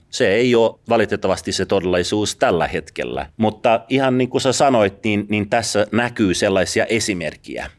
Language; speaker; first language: Finnish; early bilingual, other home language; Persian